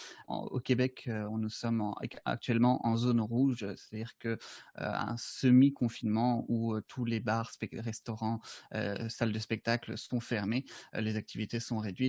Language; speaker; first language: French; native; French